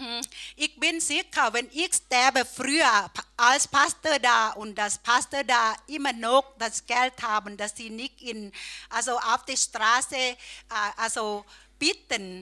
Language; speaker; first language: German; non-native, learner; Thai